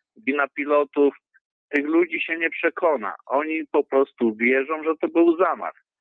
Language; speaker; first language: Polish; native; Polish